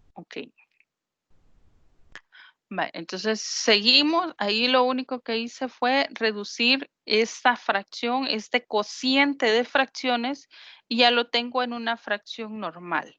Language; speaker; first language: Spanish; native; Spanish